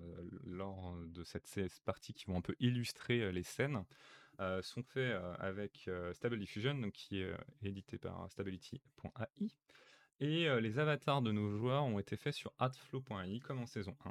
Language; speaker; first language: French; native; French